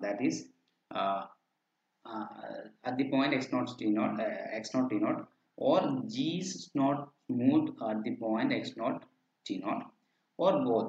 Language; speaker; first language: English; non-native, local second language; Malayalam